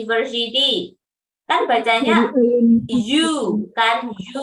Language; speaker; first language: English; non-native, fluent; Indonesian